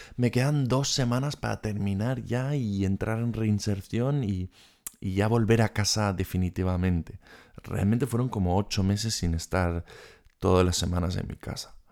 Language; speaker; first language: Spanish; non-native, fluent; German